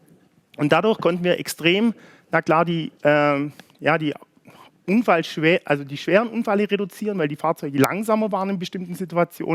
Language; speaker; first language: German; native; German